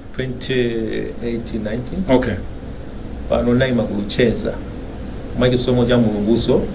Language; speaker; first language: Nyanja; native; Nyanja